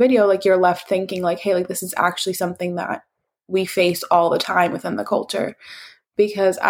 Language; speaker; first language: English; native; English